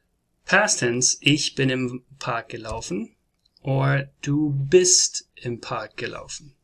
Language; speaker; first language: German; non-native, learner; English